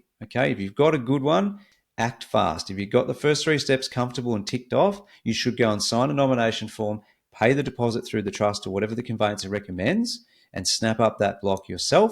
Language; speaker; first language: English; native; English